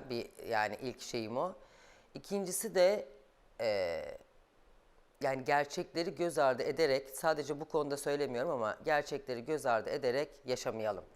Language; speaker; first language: Turkish; native; Turkish